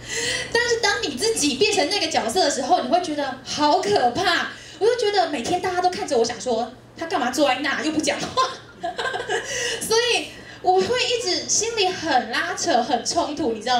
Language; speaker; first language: Chinese; native; Chinese